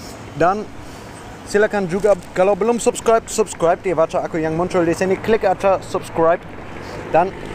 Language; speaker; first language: Indonesian; non-native, fluent; German